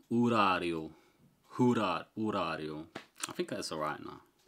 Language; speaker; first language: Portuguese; non-native, learner; English